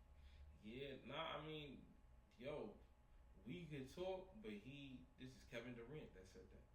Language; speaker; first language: English; native; English